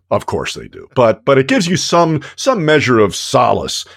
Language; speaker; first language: English; native; English